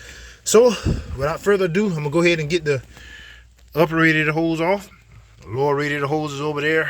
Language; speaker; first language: English; native; English